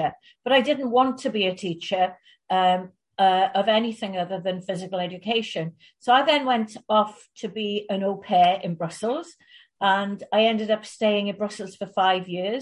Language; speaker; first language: English; native; English